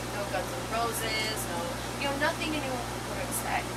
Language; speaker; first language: English; native; English